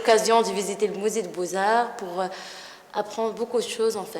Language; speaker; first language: French; non-native, learner; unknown